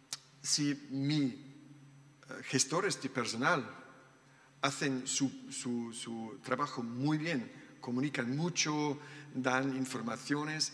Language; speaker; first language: Spanish; non-native, learner; German